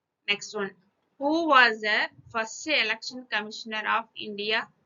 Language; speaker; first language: English; non-native, local second language; Tamil